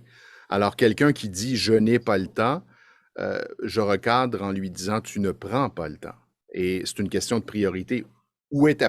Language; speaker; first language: French; native; French